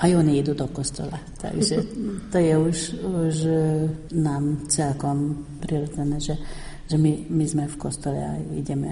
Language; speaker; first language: Slovak; non-native, local second language; Hungarian